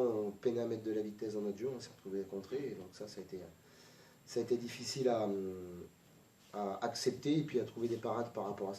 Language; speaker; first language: French; native; French